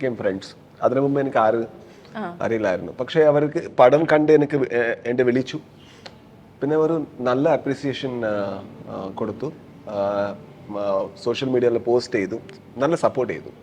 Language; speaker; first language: Malayalam; non-native, learner; Kannada